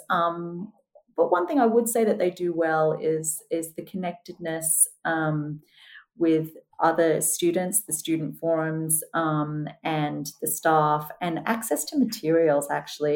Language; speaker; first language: English; native; English